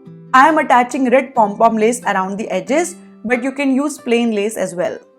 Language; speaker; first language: English; non-native, local second language; Hindi